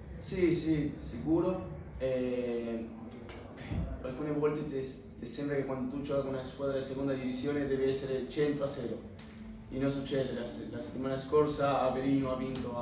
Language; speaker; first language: Italian; non-native, fluent; Spanish